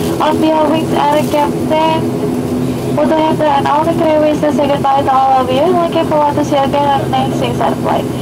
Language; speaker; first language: English; non-native, learner; Indonesian